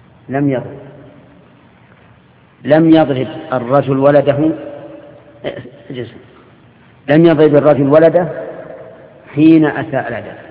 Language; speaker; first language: Arabic; native; Arabic